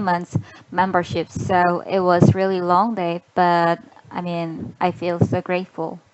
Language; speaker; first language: English; non-native, learner; Korean